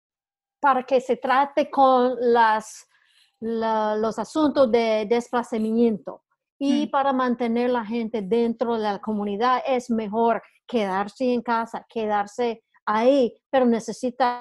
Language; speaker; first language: Spanish; non-native, fluent; English